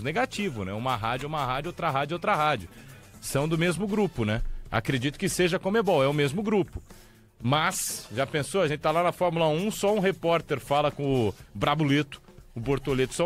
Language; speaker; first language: Portuguese; native; Portuguese